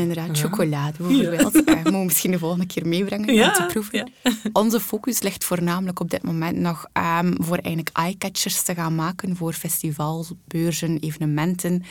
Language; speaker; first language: Dutch; native; Dutch